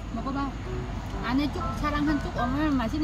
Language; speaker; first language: Korean; non-native, learner; Vietnamese